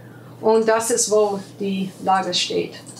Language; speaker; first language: German; non-native, fluent; English